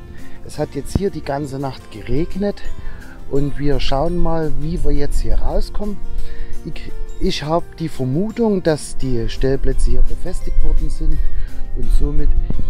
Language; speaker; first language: German; native; German